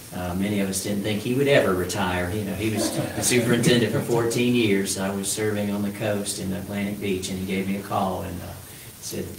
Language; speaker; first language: English; native; English